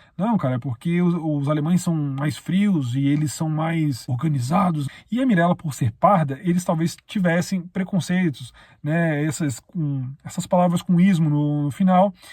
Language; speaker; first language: Portuguese; native; Portuguese